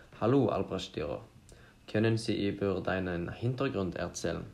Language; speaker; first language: German; non-native, learner; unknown